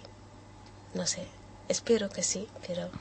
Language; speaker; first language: Catalan; non-native, learner; Dutch